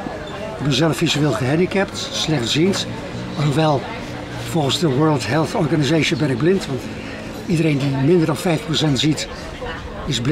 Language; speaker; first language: Dutch; native; Dutch